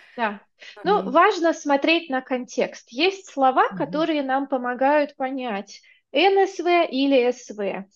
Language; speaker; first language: Russian; native; Russian